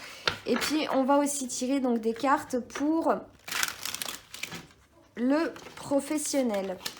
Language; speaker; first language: French; native; French